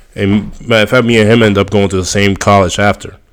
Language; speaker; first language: English; early bilingual, other home language; Spanish